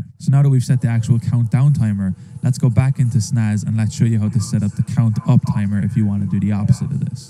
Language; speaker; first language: English; native; English